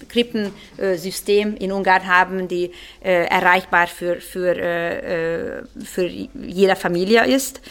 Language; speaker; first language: German; non-native, fluent; Hungarian